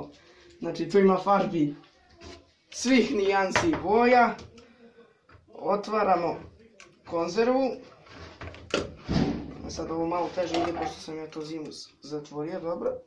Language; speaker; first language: Serbian; native; Serbian